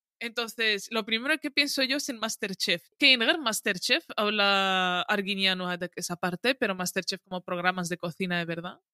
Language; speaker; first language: Spanish; early bilingual, other home language; Arabic